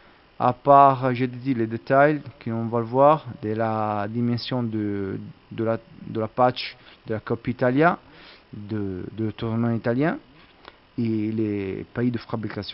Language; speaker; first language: French; non-native, learner; Italian